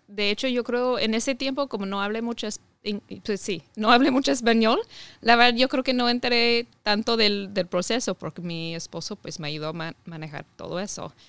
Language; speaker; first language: Spanish; non-native, fluent; English